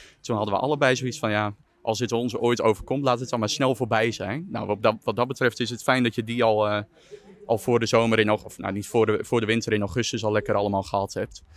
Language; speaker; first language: Dutch; native; Dutch